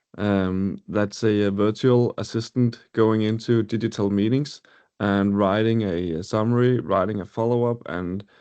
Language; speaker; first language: English; non-native, fluent; Danish